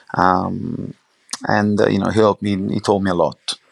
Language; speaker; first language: English; non-native, fluent; Italian